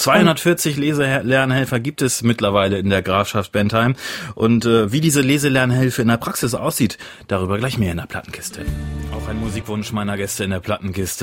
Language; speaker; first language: German; native; German